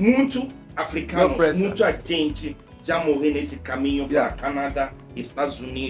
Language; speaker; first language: Portuguese; non-native, fluent; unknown